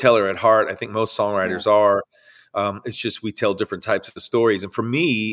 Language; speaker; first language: English; native; English